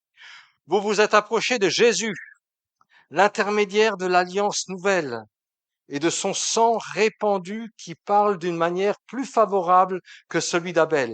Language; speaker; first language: French; native; French